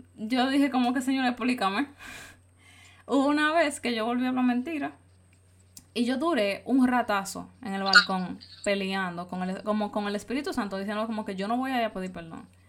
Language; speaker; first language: Spanish; native; Spanish